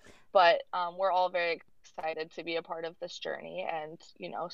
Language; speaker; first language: English; native; English